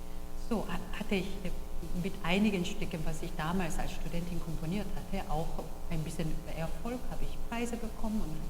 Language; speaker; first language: German; non-native, fluent; Korean